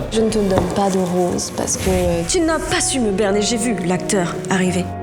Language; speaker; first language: French; native; French